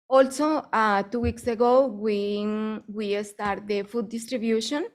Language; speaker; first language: English; non-native, fluent; Spanish